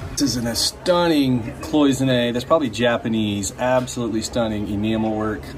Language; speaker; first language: English; native; English